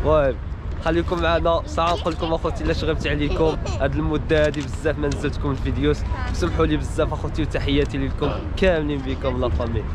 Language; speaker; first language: Arabic; native; Arabic